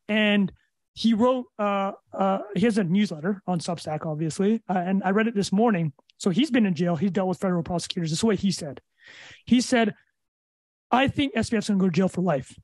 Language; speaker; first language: English; native; English